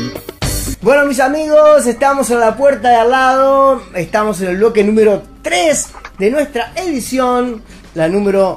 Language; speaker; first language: Spanish; native; Spanish